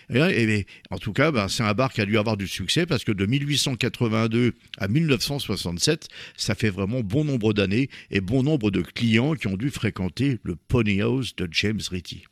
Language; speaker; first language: French; native; French